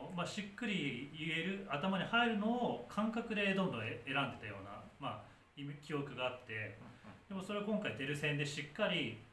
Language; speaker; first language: Japanese; native; Japanese